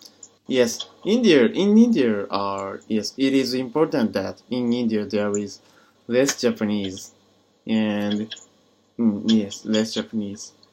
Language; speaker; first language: English; non-native, learner; Japanese